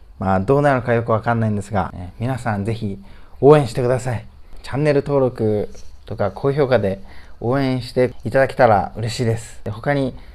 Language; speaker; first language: Japanese; native; Japanese